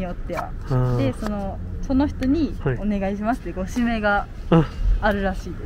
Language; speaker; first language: Japanese; native; Japanese